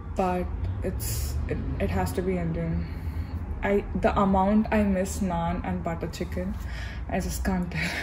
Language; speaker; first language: English; non-native, local second language; Telugu